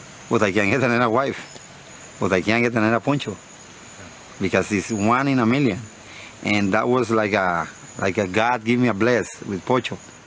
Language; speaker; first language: English; non-native, learner; Spanish